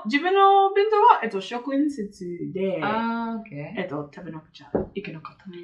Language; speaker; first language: Japanese; non-native, learner; English